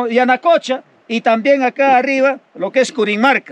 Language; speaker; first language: Spanish; native; Spanish